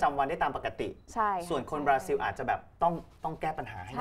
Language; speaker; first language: Thai; native; Thai